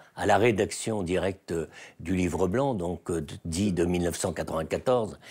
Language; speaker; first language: French; native; French